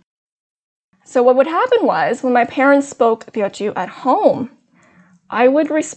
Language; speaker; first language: English; early bilingual, other home language; Min Nan Chinese